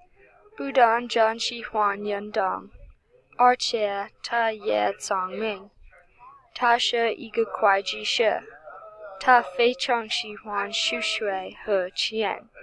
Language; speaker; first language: Chinese; non-native, learner; English